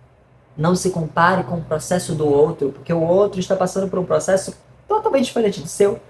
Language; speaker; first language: Portuguese; native; Portuguese